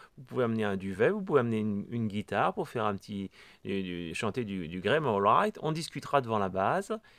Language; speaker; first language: French; native; French